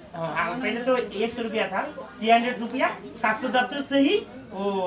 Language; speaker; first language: Hindi; non-native, local second language; Bangla